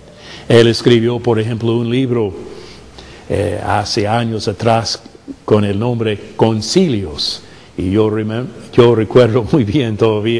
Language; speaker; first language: Spanish; non-native, fluent; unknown